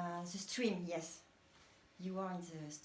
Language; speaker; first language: English; non-native, learner; French